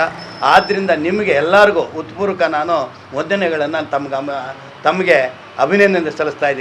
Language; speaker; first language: Kannada; native; Kannada